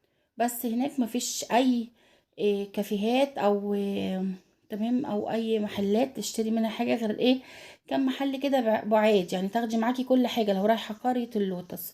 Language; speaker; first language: Arabic; native; Arabic